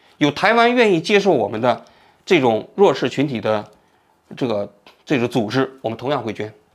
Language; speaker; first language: Chinese; native; Chinese